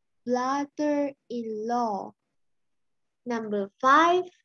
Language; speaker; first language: English; non-native, fluent; Lao